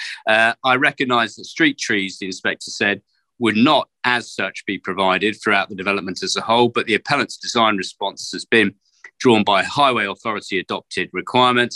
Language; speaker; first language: English; native; English